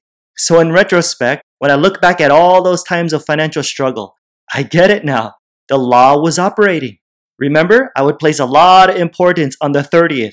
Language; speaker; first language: English; native; English